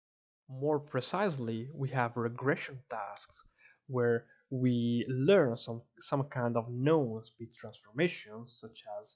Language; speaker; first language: English; non-native, fluent; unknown